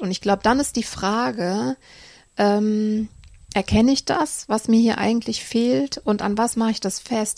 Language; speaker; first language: German; native; German